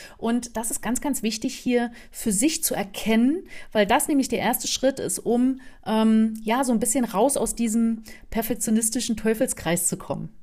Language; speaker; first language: German; native; German